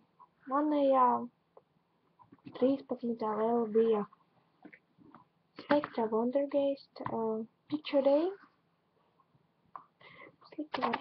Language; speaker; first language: Latvian; non-native, local second language; Russian